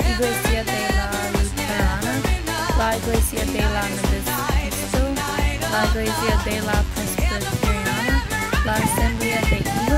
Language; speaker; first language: Spanish; non-native, learner; English